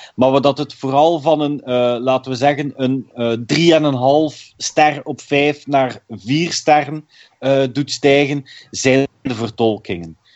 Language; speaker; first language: Dutch; native; Dutch